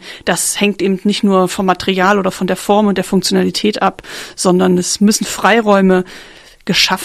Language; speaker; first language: German; native; German